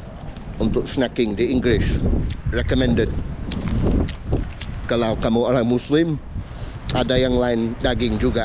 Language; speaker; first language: Indonesian; non-native, learner; English